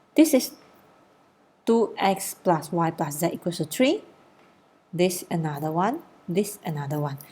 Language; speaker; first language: English; non-native, local second language; Malay